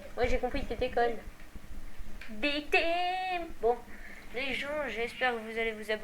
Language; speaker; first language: French; native; French